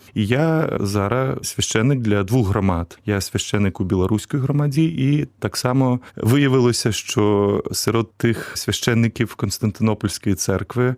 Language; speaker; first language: Ukrainian; native; Ukrainian